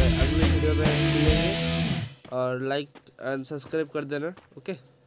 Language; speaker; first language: Hindi; non-native, local second language; Bangla